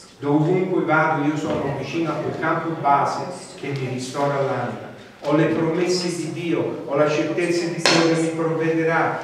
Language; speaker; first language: Italian; non-native, fluent; English